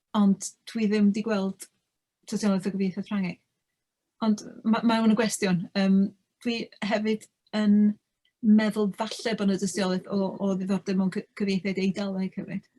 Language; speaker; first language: Welsh; native; Welsh